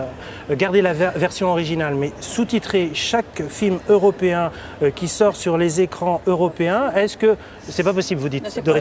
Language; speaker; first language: French; native; French